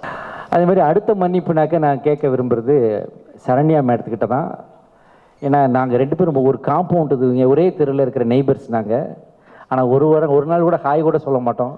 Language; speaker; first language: Tamil; native; Tamil